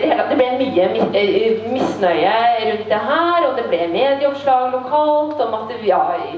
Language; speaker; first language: Norwegian; native; Norwegian